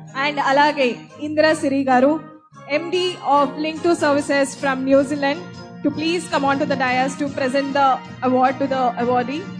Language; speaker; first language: English; non-native, local second language; Telugu